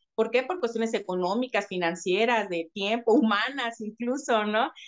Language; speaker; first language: Spanish; native; Spanish